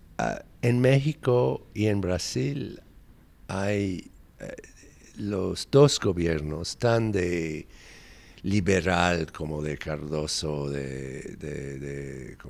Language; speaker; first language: Spanish; non-native, fluent; English